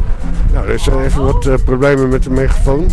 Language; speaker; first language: Dutch; native; Dutch